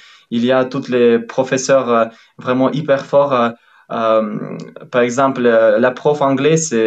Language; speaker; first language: French; non-native, fluent; Ukrainian